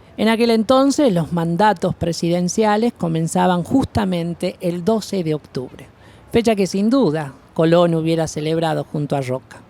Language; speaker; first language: Spanish; native; Spanish